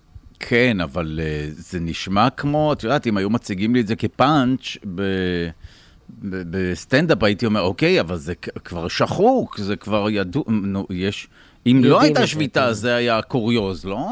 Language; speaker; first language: Hebrew; native; Hebrew